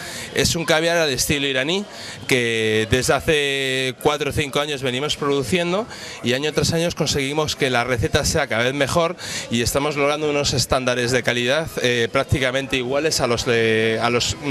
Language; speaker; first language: Spanish; native; Spanish